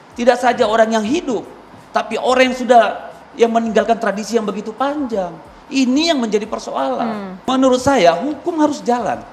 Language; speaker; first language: Indonesian; native; Indonesian